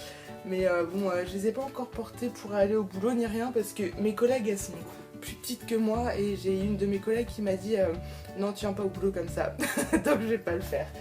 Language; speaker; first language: French; native; French